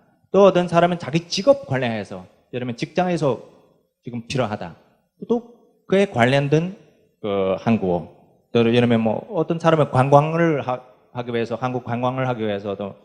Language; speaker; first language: Korean; non-native, fluent; Chinese